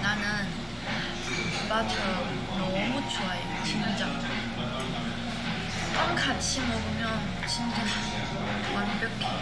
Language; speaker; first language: Korean; non-native, fluent; Chinese